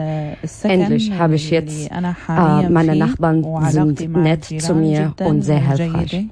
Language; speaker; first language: German; non-native, learner; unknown